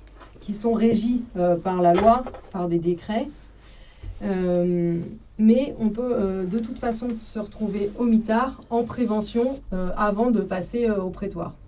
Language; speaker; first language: French; native; French